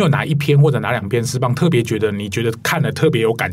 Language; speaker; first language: Chinese; native; Chinese